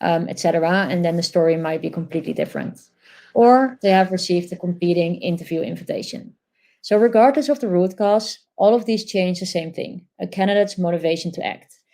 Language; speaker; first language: English; non-native, fluent; Dutch